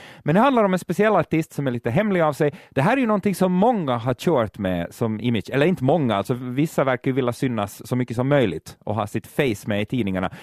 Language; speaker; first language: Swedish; native; Swedish